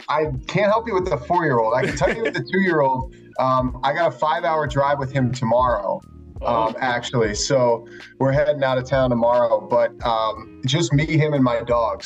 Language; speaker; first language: English; native; English